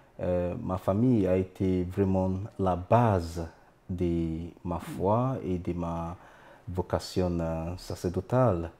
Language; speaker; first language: French; non-native, fluent; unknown